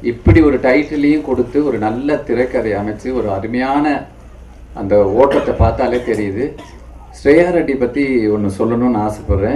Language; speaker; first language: Tamil; native; Tamil